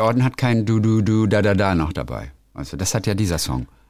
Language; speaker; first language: German; native; German